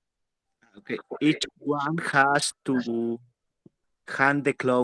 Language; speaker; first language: English; non-native, learner; Spanish